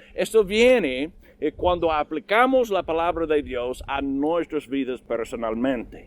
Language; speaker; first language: Spanish; non-native, learner; English